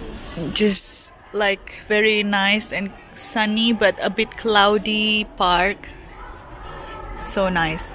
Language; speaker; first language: English; non-native, fluent; Indonesian